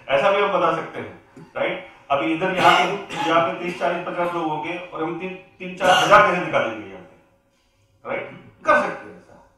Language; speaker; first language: Hindi; non-native, local second language; Gujarati